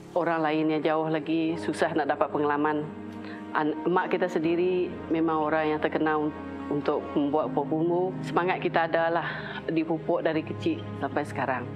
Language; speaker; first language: Malay; non-native, local second language; Iban